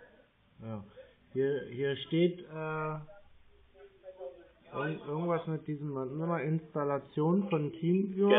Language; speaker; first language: German; native; German